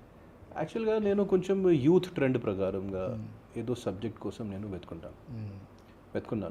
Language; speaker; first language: Telugu; non-native, fluent; Hindi